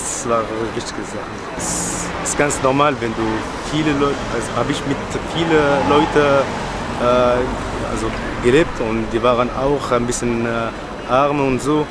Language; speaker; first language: German; non-native, learner; Arabic